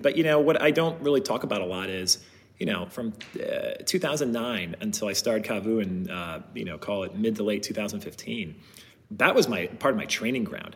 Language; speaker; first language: English; native; English